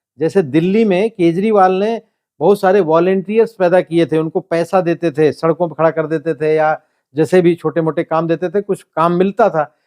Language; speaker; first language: Hindi; native; Hindi